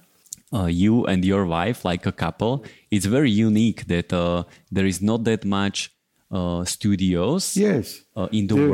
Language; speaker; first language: English; non-native, fluent; Slovak